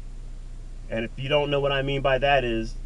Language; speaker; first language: English; native; English